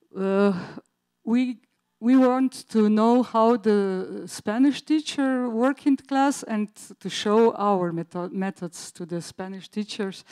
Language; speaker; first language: English; non-native, learner; Slovenian